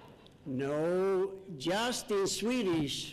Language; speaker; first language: English; non-native, learner; Swedish